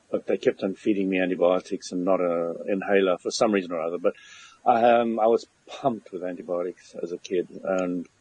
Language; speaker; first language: English; native; English